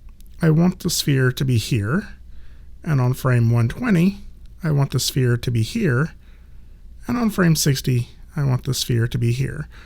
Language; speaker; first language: English; native; English